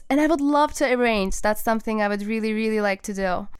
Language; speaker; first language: English; non-native, fluent; Turkish